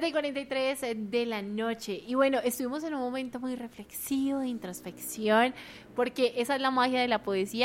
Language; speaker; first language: Spanish; native; Spanish